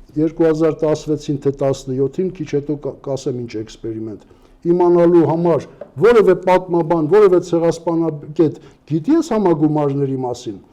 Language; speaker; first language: Armenian; native; Armenian